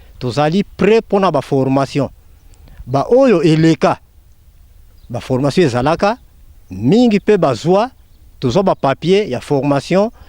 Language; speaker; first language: Lingala; non-native, local second language; Kongo